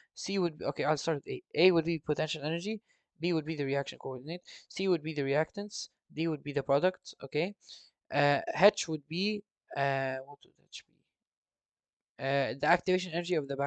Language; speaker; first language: English; non-native, fluent; Arabic